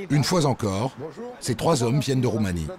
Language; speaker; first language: French; native; French